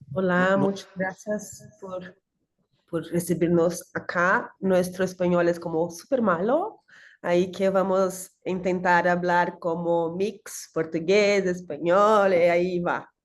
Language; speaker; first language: Spanish; non-native, learner; Portuguese